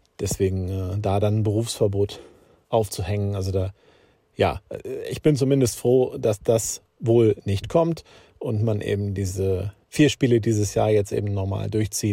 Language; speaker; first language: German; native; German